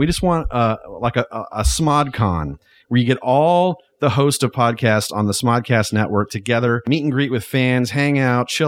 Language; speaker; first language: English; native; English